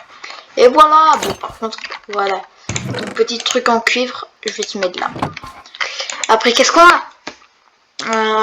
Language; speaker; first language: French; native; French